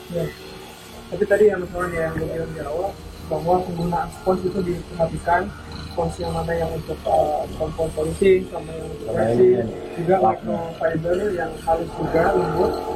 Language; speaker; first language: Indonesian; native; Indonesian